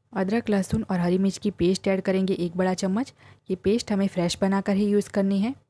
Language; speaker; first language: Hindi; non-native, local second language; Gujarati